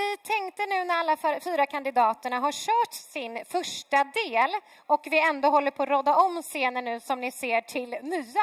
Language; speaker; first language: Swedish; native; Swedish